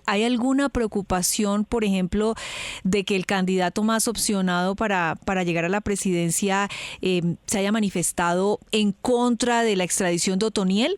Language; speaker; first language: Spanish; native; Spanish